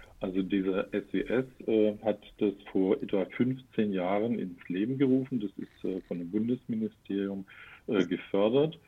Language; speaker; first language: German; native; German